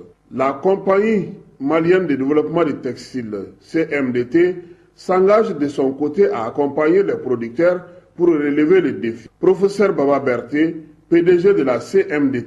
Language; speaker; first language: French; non-native, local second language; Bambara